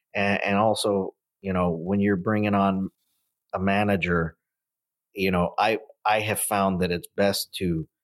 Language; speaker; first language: English; native; English